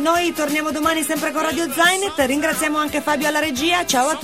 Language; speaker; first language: Italian; native; Italian